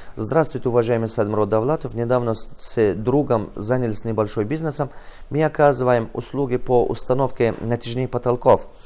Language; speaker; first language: Russian; non-native, local second language; Tajik